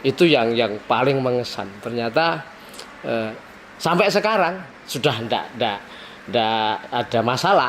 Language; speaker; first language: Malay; non-native, local second language; Javanese